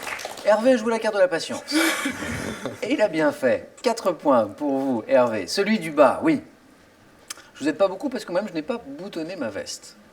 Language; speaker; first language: French; native; French